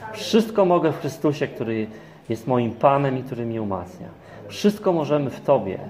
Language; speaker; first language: Polish; native; Polish